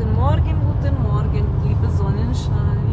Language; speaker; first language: German; early bilingual, other home language; Bosnian